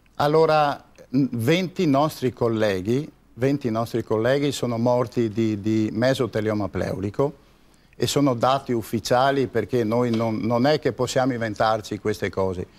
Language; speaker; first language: Italian; native; Italian